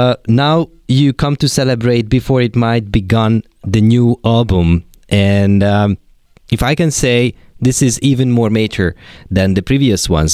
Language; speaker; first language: English; non-native, fluent; Hungarian